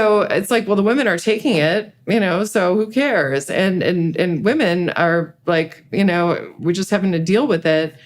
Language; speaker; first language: English; native; English